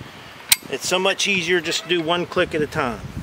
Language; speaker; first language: English; native; English